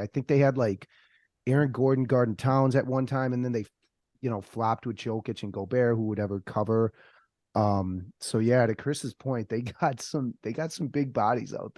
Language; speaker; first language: English; native; English